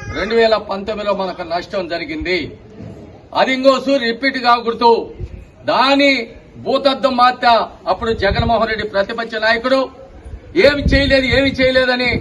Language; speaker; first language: Telugu; native; Telugu